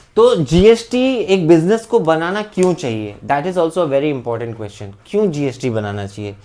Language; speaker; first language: Hindi; non-native, local second language; Bangla